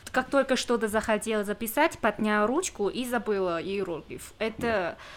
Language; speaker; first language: Russian; non-native, fluent; Chinese